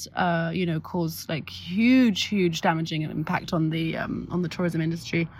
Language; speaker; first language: English; native; English